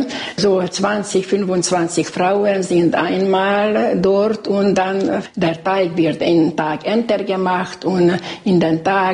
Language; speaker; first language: German; non-native, local second language; Hungarian